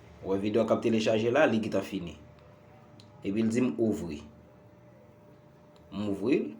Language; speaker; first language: French; non-native, learner; Haitian Creole